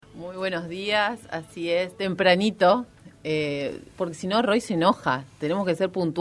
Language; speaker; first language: Spanish; native; Spanish